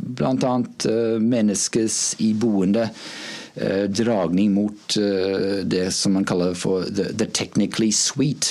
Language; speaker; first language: Norwegian; non-native, fluent; English